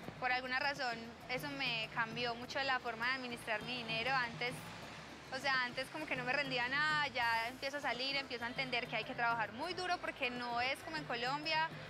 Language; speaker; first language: Spanish; native; Spanish